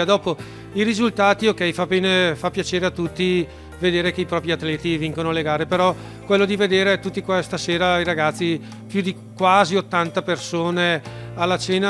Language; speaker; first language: Italian; native; Italian